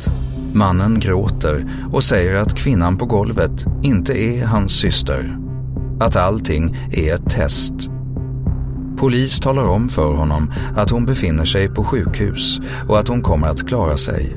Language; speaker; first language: Swedish; native; Swedish